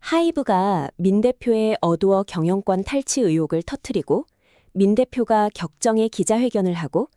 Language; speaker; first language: Korean; native; Korean